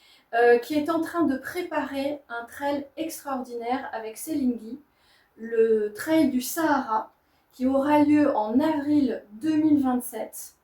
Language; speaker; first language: French; native; French